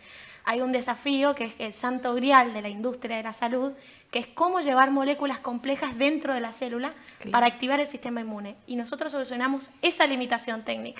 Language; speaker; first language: Spanish; native; Spanish